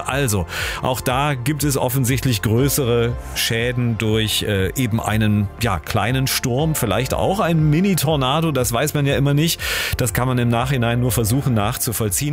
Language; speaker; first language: German; native; German